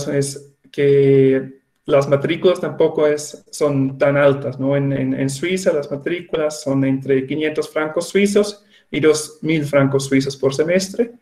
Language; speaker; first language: Spanish; non-native, fluent; Swiss German